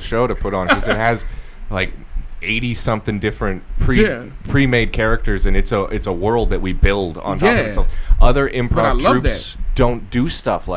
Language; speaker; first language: English; native; English